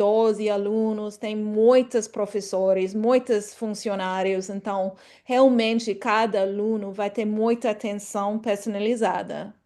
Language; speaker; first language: Portuguese; non-native, fluent; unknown